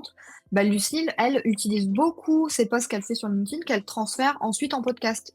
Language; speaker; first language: French; native; French